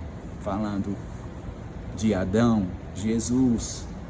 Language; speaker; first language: Portuguese; non-native, fluent; English